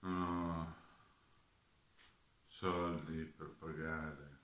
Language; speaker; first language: Italian; non-native, learner; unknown